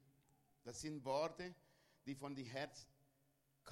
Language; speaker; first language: German; non-native, learner; Spanish